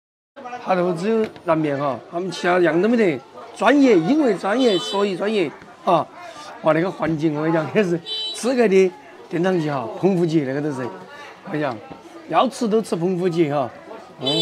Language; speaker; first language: Chinese; native; Chinese